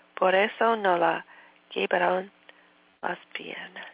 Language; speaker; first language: Spanish; non-native, learner; English